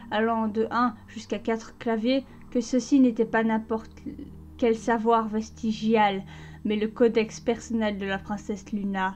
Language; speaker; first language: French; native; French